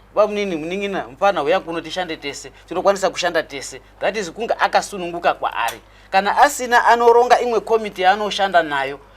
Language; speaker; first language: Shona; native; Shona